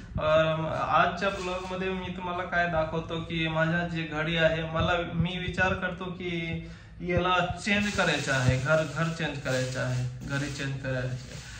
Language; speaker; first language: Marathi; non-native, local second language; Hindi